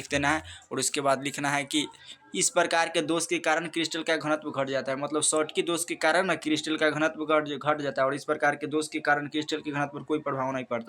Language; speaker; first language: Hindi; native; Hindi